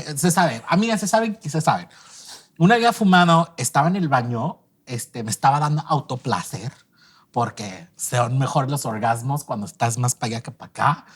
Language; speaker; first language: Spanish; early bilingual, other home language; English